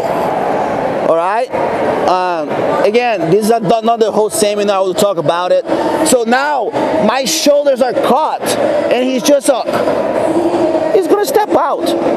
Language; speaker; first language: English; non-native, fluent; Portuguese